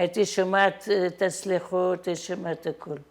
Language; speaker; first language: Hebrew; non-native, fluent; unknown